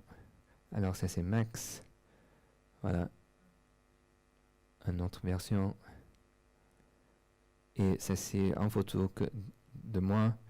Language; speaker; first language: French; non-native, fluent; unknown